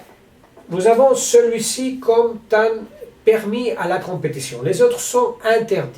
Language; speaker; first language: French; non-native, learner; Spanish